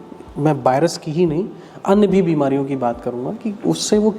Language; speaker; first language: Hindi; native; Hindi